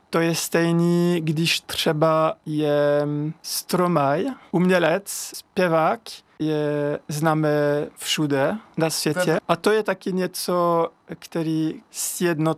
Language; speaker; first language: Czech; non-native, learner; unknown